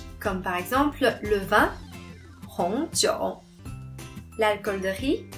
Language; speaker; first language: French; non-native, fluent; Chinese